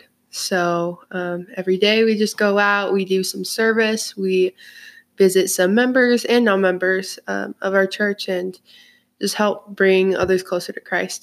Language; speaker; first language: English; native; English